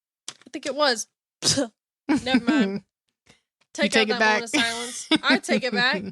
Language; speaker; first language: English; native; English